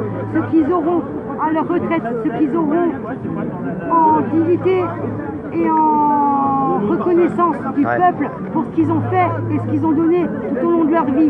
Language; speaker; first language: French; native; French